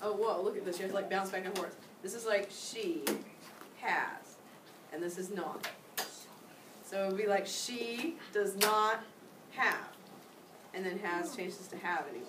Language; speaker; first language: English; native; English